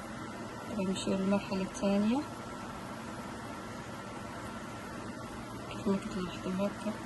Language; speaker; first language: Arabic; native; Arabic